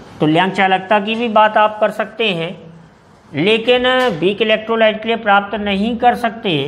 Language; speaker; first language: Hindi; native; Hindi